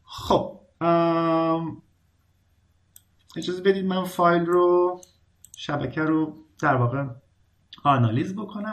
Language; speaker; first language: Persian; native; Persian